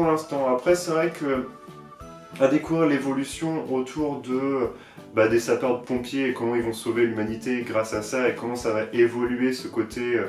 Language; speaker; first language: French; native; French